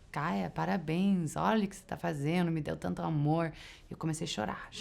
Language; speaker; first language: Portuguese; early bilingual, heritage; Portuguese